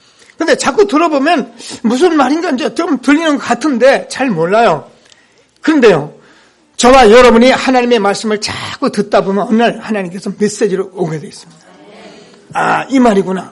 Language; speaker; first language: Korean; native; Korean